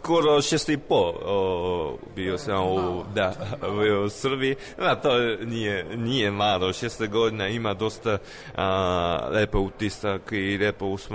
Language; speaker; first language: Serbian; non-native, learner; Japanese